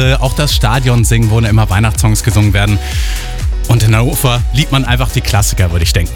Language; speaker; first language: German; native; German